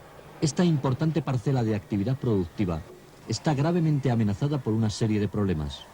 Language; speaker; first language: Spanish; native; Spanish